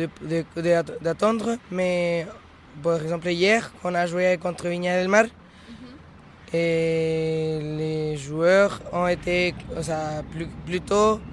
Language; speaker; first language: French; non-native, learner; Spanish